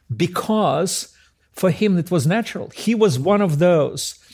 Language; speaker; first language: English; early bilingual, other home language; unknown